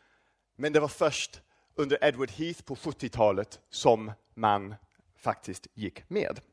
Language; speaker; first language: Swedish; non-native, fluent; English